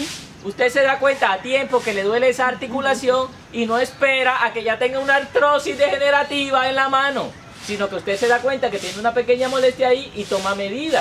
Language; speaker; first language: Spanish; native; Spanish